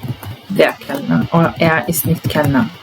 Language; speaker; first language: German; non-native, fluent; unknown